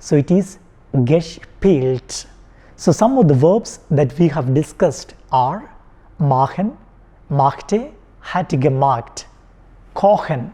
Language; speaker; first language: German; non-native, fluent; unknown